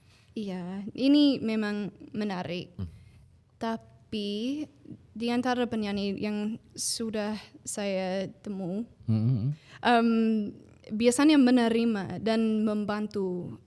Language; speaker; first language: Indonesian; non-native, fluent; English